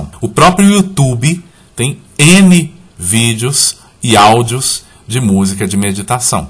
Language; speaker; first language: Portuguese; native; Portuguese